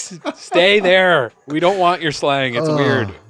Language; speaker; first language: English; native; English